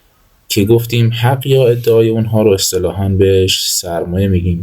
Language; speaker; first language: Persian; native; Persian